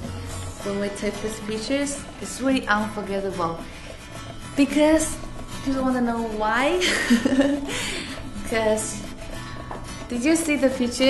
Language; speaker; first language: English; non-native, fluent; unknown